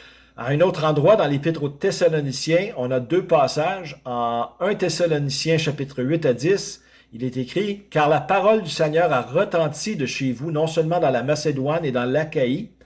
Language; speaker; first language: French; native; French